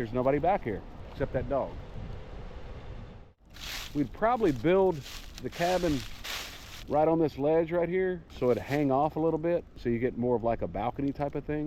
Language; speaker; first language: English; native; English